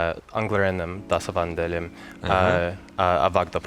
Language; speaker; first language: Armenian; non-native, learner; English